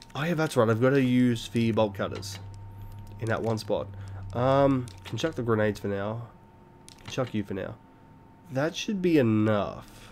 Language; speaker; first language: English; native; English